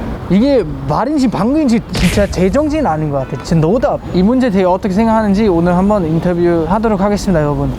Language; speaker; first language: Korean; non-native, fluent; German